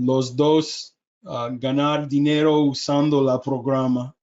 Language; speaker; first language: Spanish; non-native, learner; English